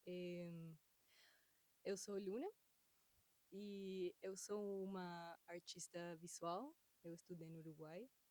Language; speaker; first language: Portuguese; non-native, fluent; Spanish